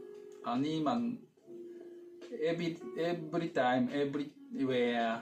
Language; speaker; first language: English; non-native, learner; Thai